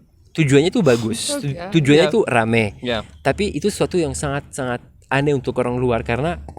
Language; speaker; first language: Indonesian; non-native, fluent; French